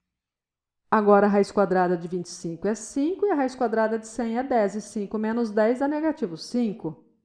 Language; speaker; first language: Portuguese; native; Portuguese